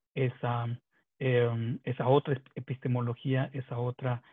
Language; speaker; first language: Spanish; non-native, local second language; Yucateco